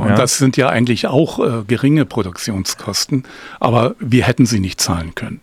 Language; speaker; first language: German; native; German